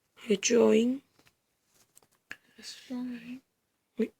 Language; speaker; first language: Korean; native; Korean